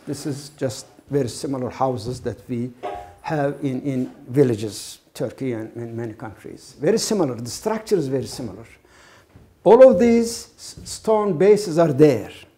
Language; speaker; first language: English; non-native, fluent; Turkish